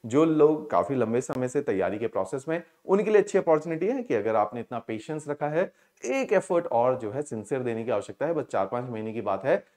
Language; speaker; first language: Hindi; non-native, local second language; Punjabi